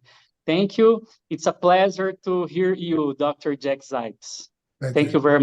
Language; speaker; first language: English; non-native, learner; Portuguese